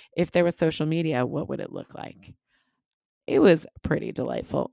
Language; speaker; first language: English; native; English